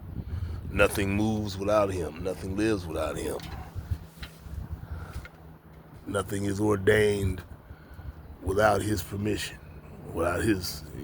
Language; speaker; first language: English; native; English